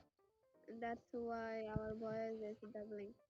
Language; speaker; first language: English; non-native, learner; Bangla